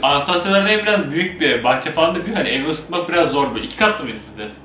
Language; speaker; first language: Turkish; native; Turkish